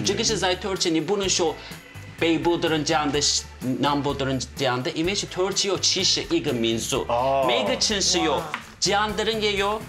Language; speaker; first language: Chinese; non-native, fluent; Turkish